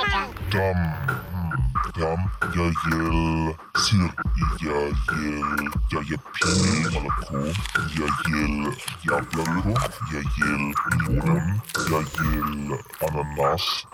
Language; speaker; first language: Russian; non-native, learner; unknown